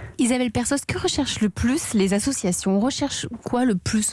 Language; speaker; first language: French; native; French